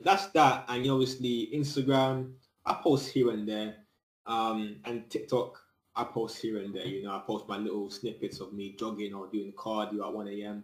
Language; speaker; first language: English; native; English